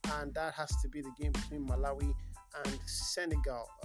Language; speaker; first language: English; non-native, local second language; Yoruba